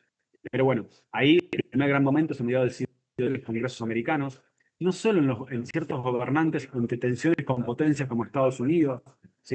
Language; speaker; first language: Spanish; native; Spanish